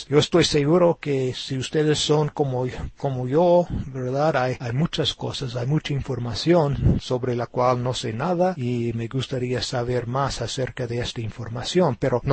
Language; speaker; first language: Spanish; non-native, fluent; English